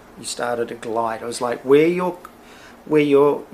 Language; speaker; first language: English; native; English